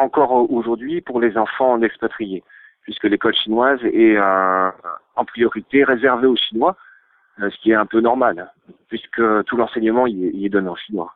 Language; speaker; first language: French; native; French